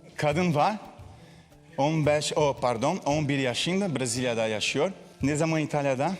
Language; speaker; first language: Turkish; non-native, learner; Portuguese